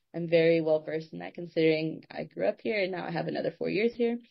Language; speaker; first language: English; native; English